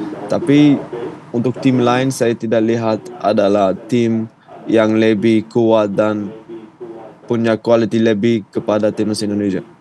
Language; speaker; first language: Indonesian; non-native, fluent; Dutch